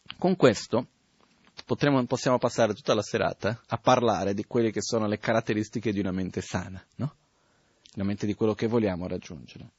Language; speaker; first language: Italian; non-native, fluent; Portuguese